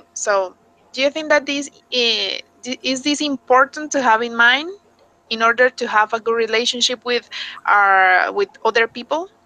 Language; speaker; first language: English; non-native, fluent; Spanish